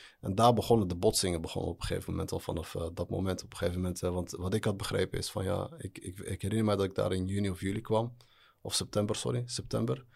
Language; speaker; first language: Dutch; early bilingual, other home language; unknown